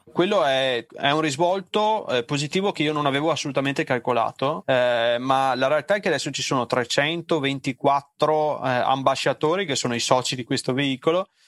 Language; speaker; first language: Italian; native; Italian